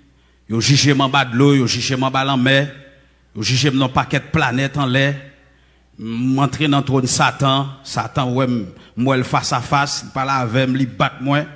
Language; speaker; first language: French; non-native, local second language; Haitian Creole